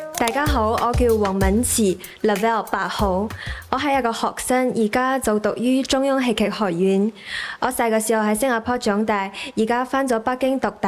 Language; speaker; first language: Cantonese; early bilingual, heritage; Cantonese